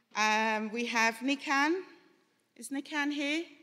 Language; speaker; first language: English; native; English